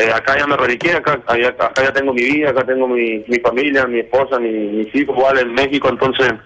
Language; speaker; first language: Spanish; native; Spanish